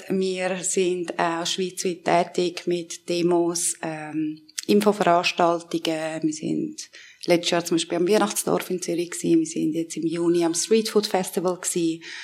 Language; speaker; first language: German; early bilingual, other home language; Persian